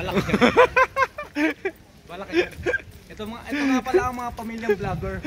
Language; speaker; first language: Filipino; native; Filipino